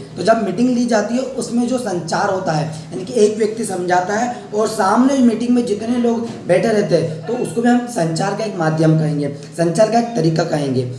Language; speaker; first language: Hindi; native; Hindi